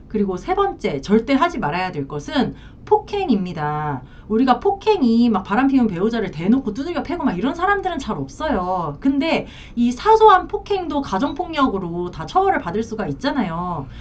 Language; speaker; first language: Korean; native; Korean